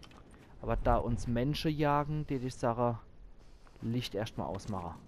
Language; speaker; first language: German; native; German